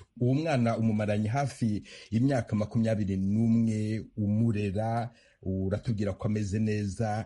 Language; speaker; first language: Kinyarwanda; native; Kinyarwanda